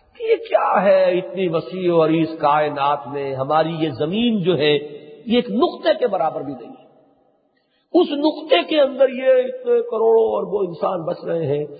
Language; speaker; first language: Urdu; native; Urdu